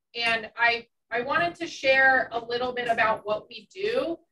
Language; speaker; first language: English; native; English